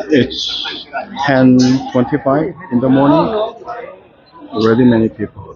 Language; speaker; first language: English; non-native, learner; Korean